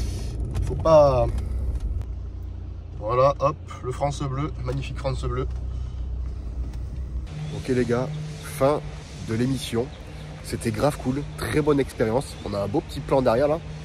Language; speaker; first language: French; native; French